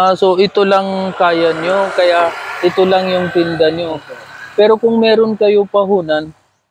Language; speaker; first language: Filipino; non-native, learner; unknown